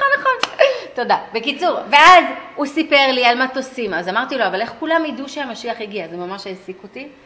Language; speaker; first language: Hebrew; early bilingual, other home language; English